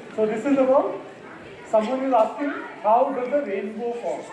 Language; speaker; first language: English; non-native, local second language; Marathi